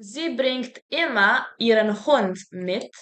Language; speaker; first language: German; non-native, fluent; Serbian